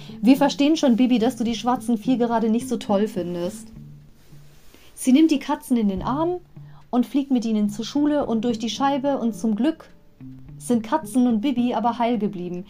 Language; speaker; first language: German; native; German